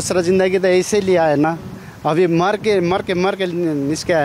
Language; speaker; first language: Hindi; non-native, learner; Nepali